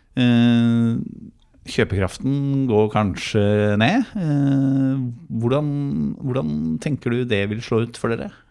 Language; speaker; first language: Norwegian; native; Norwegian